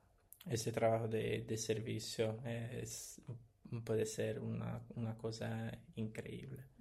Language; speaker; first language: Spanish; non-native, learner; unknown